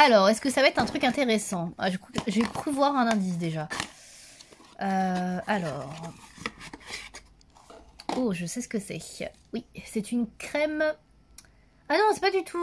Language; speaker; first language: French; native; French